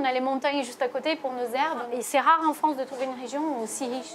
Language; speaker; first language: French; non-native, fluent; Portuguese